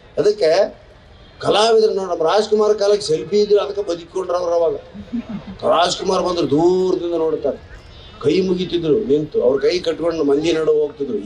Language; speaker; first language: Kannada; native; Kannada